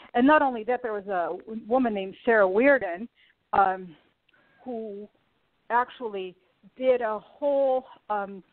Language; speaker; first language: English; early bilingual, other home language; Portuguese